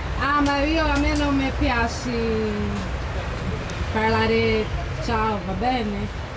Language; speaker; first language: Italian; non-native, learner; Portuguese